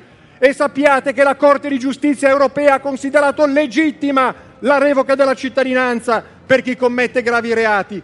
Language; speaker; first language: Italian; native; Italian